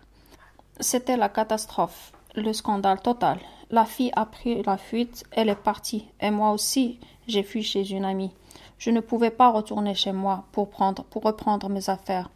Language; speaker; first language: French; non-native, local second language; Arabic